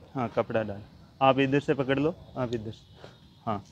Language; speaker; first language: Hindi; native; Hindi